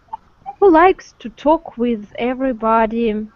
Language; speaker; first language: English; non-native, learner; Russian